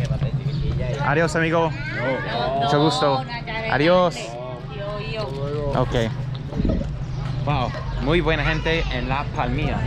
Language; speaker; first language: Spanish; non-native, fluent; English